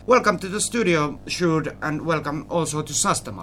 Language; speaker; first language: English; non-native, fluent; Finnish